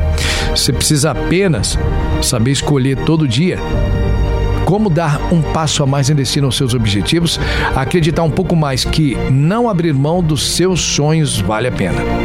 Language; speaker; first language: Portuguese; native; Portuguese